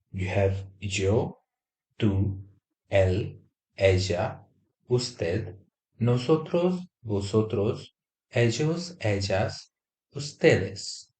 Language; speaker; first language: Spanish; non-native, fluent; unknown